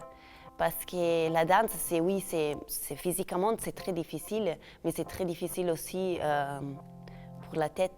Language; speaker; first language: French; non-native, fluent; Portuguese